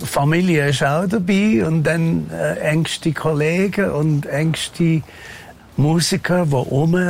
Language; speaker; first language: German; non-native, fluent; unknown